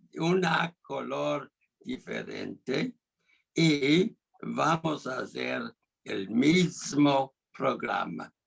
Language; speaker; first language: Spanish; non-native, learner; English